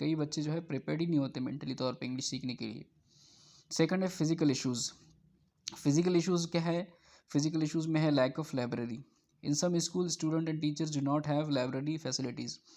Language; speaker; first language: Urdu; native; Urdu